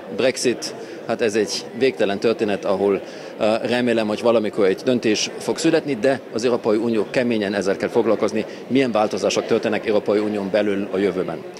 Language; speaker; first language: Hungarian; non-native, fluent; German